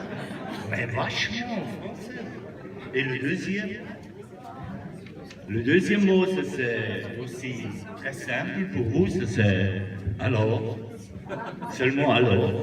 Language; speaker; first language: French; non-native, learner; German